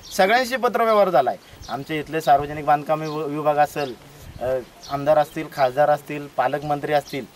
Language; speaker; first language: Marathi; native; Marathi